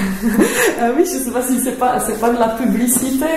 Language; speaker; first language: French; non-native, fluent; Czech